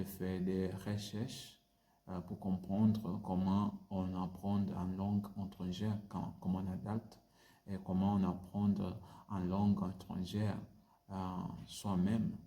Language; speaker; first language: French; non-native, learner; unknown